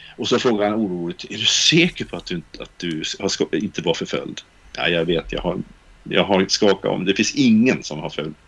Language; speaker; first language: Swedish; native; Swedish